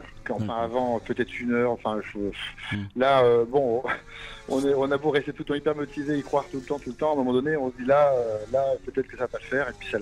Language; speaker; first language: French; native; French